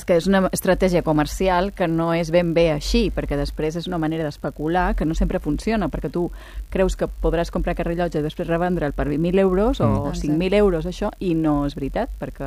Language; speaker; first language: Catalan; native; Catalan